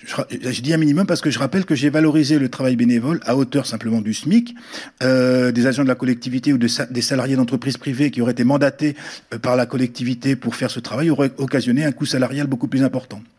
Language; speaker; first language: French; native; French